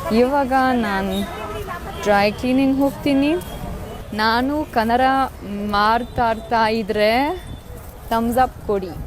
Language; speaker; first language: Kannada; non-native, learner; English